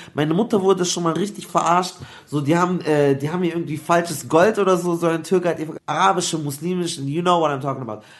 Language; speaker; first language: German; early bilingual, other home language; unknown